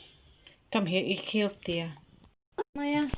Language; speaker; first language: German; non-native, learner; Cebuano